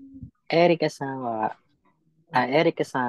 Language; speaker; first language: Japanese; non-native, learner; Filipino